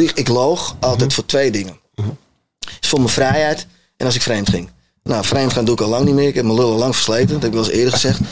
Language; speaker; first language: Dutch; native; Dutch